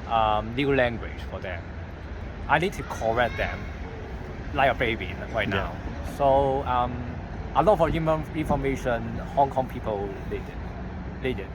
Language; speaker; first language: English; non-native, learner; Cantonese